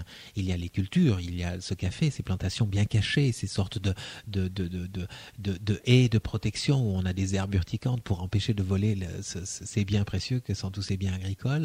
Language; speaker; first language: French; native; French